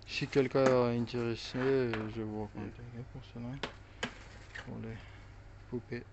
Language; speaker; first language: French; non-native, learner; Russian